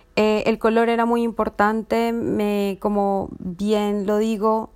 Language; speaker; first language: Spanish; native; Spanish